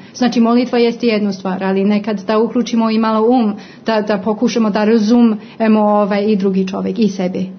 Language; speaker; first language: Croatian; non-native, fluent; English